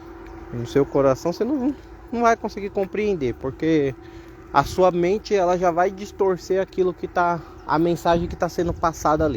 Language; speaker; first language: Portuguese; native; Portuguese